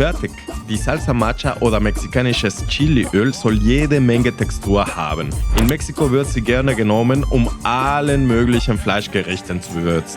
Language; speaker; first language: German; non-native, fluent; Spanish